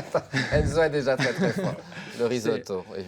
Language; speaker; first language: French; native; French